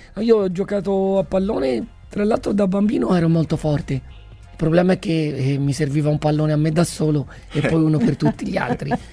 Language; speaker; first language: Italian; early bilingual, other home language; Arabic